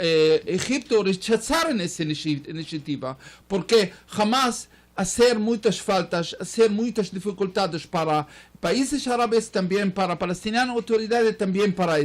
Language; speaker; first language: Spanish; non-native, learner; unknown